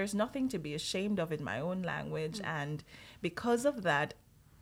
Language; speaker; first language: English; non-native, local second language; Jamaican Creole English